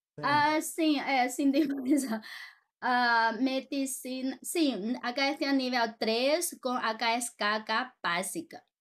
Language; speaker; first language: Portuguese; non-native, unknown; Chinese